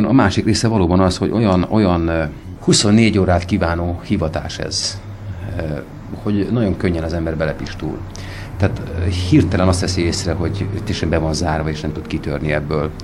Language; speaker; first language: Hungarian; native; Hungarian